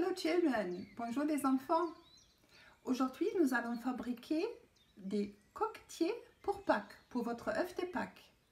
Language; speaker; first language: French; native; French